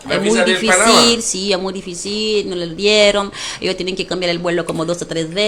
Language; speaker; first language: Spanish; non-native, fluent; Haitian Creole